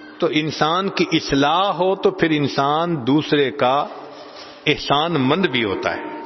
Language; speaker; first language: Urdu; non-native, local second language; Punjabi